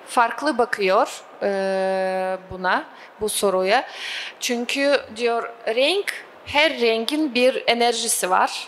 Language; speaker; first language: Turkish; non-native, fluent; Russian